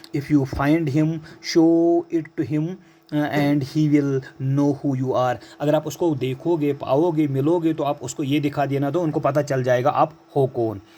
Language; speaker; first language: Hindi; native; Hindi